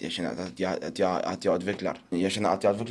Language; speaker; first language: Swedish; non-native, local second language; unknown